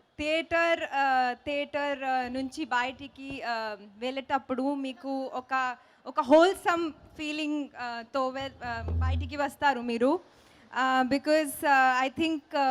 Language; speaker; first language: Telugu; non-native, learner; Hindi